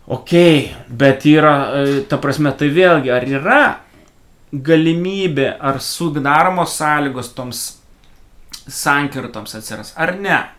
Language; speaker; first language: Lithuanian; native; Lithuanian